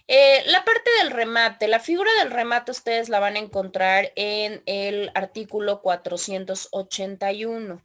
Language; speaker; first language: Spanish; native; Spanish